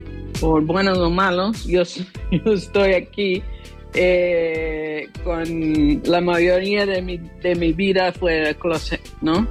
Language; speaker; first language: Spanish; non-native, fluent; English